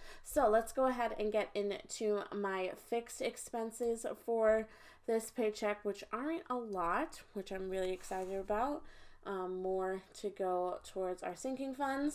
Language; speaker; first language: English; native; English